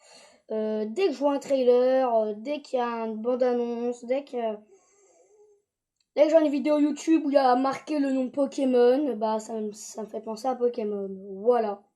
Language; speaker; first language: French; native; French